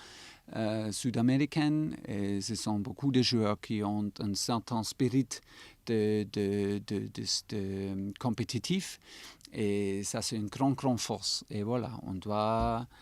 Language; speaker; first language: French; non-native, fluent; German